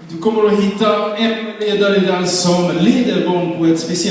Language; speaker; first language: Swedish; non-native, fluent; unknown